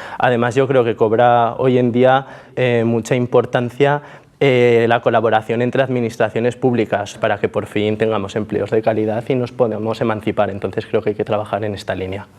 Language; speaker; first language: Spanish; native; Spanish